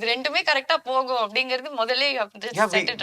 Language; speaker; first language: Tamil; native; Tamil